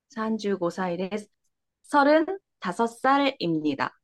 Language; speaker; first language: Japanese; non-native, fluent; Korean